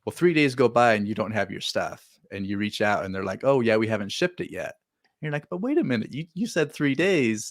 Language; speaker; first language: English; native; English